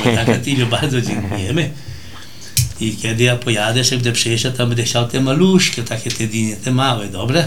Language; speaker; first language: Polish; early bilingual, heritage; Polish